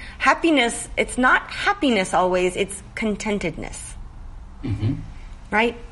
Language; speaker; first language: English; native; English